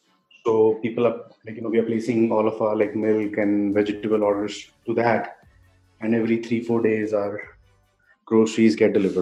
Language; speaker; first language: English; non-native, local second language; Hindi